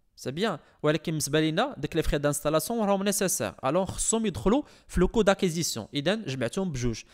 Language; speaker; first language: French; non-native, local second language; Arabic